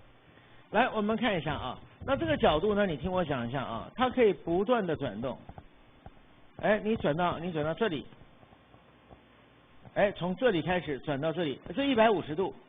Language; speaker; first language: Chinese; native; Chinese